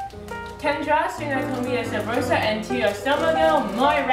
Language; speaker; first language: Spanish; non-native, learner; English